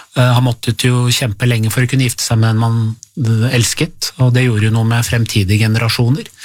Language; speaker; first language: Norwegian; early bilingual, other home language; Persian